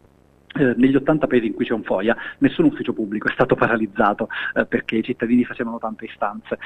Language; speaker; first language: Italian; native; Italian